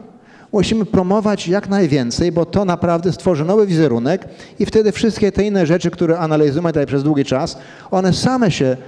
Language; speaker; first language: Polish; early bilingual, heritage; Polish